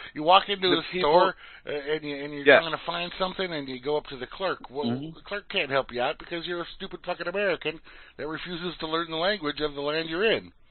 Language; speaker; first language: English; native; English